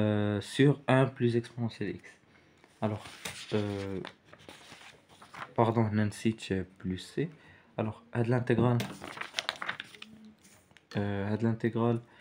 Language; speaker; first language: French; non-native, local second language; Arabic